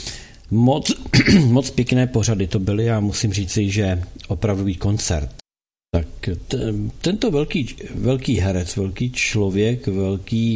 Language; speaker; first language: Czech; native; Czech